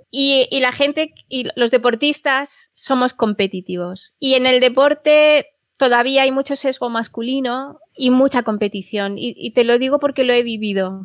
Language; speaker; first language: Spanish; native; Spanish